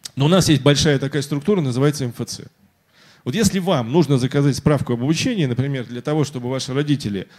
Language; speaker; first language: Russian; native; Russian